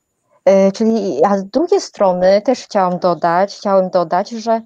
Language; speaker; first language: Polish; non-native, fluent; Chinese